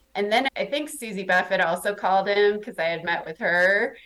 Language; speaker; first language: English; native; English